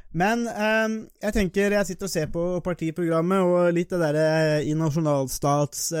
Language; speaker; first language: Norwegian; native; Norwegian